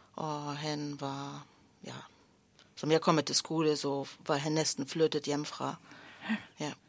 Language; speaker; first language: Danish; non-native, fluent; German